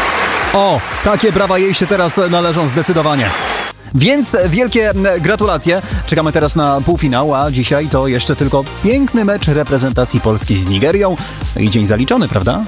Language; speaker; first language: Polish; native; Polish